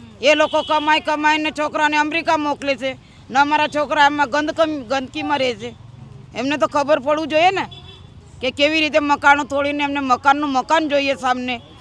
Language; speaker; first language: Gujarati; native; Gujarati